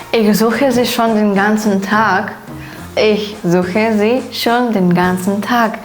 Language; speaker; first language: German; non-native, fluent; Ukrainian